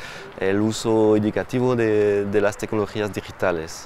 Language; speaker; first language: Spanish; non-native, fluent; French